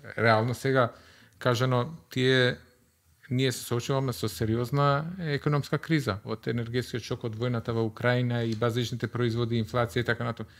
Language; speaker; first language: Macedonian; non-native, local second language; Albanian